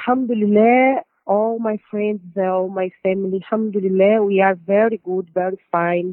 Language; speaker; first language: English; non-native, learner; Portuguese